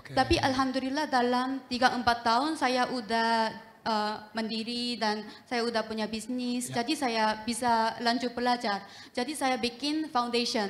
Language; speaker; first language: Indonesian; non-native, fluent; Korean